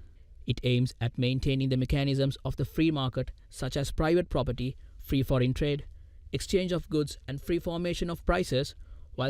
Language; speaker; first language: English; non-native, local second language; Sinhala